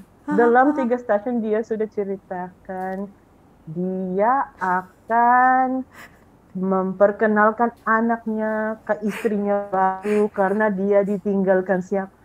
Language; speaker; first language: Indonesian; non-native, fluent; Filipino